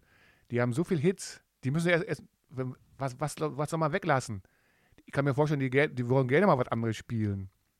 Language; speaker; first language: German; native; German